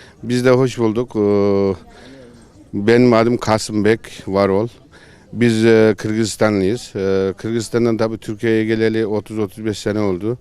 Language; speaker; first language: Turkish; non-native, local second language; Kyrgyz